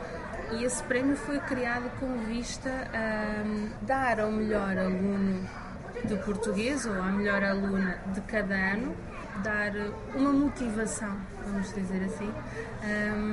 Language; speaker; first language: Portuguese; native; Portuguese